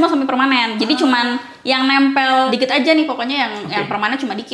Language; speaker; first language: Indonesian; native; Indonesian